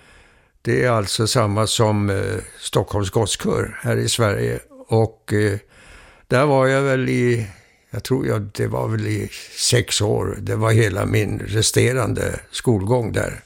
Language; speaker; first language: Swedish; early bilingual, heritage; Swedish